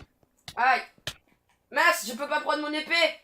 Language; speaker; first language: French; native; French